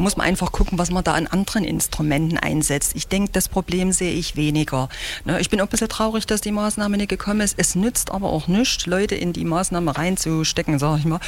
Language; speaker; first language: German; native; German